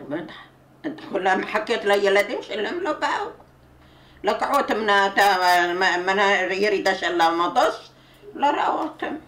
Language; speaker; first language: Hebrew; non-native, learner; Arabic